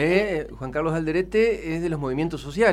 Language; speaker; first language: Spanish; native; Spanish